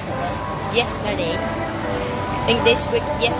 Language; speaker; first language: English; non-native, learner; Vietnamese